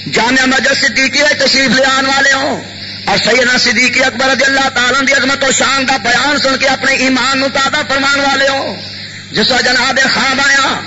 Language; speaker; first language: Urdu; non-native, local second language; Punjabi